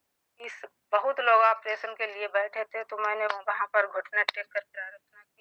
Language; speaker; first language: Hindi; native; Hindi